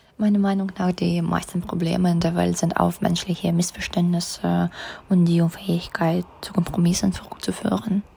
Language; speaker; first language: German; non-native, fluent; Russian